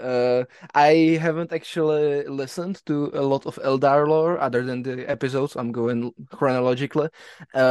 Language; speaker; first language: English; non-native, fluent; Czech